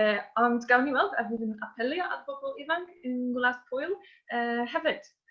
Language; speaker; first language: Welsh; non-native, fluent; Polish